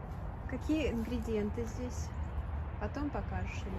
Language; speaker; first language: Russian; early bilingual, heritage; Russian